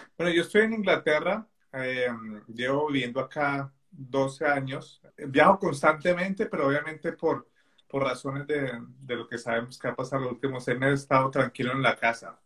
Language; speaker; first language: Spanish; native; Spanish